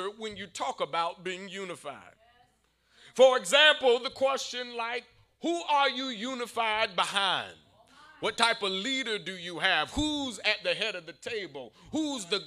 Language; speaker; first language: English; native; English